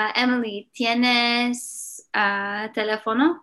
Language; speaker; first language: Spanish; non-native, learner; English